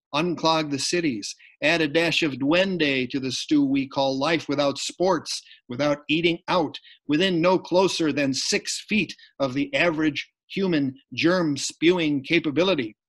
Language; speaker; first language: English; native; English